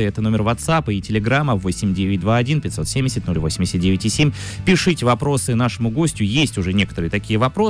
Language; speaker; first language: Russian; native; Russian